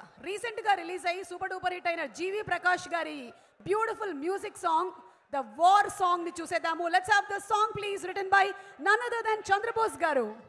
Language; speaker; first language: Telugu; native; Telugu